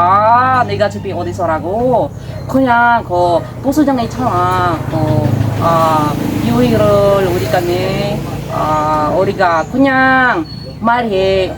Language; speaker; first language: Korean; non-native, learner; Filipino